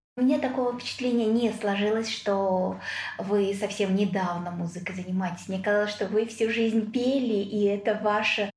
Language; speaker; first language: Russian; native; Russian